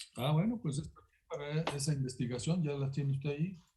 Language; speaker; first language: Spanish; native; Spanish